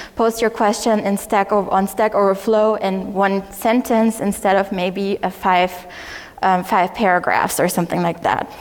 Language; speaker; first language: English; non-native, fluent; German